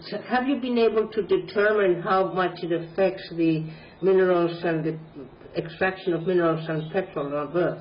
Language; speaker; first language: English; non-native, fluent; Spanish